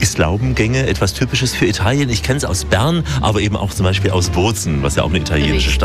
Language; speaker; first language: German; native; German